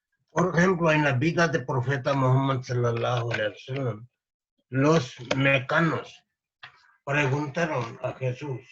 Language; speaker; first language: Spanish; non-native, fluent; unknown